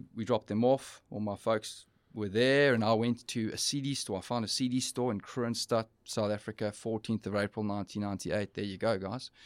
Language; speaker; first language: English; native; English